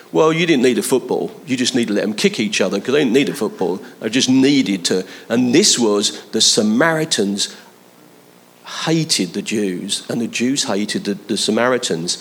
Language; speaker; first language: English; native; English